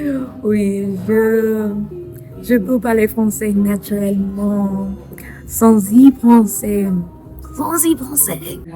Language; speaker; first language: French; non-native, learner; English